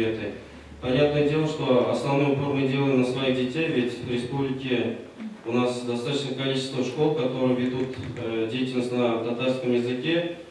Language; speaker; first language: Russian; non-native, local second language; Tatar